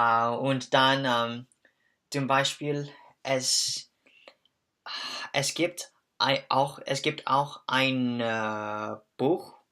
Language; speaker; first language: German; non-native, learner; English